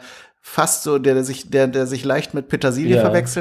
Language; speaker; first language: German; native; German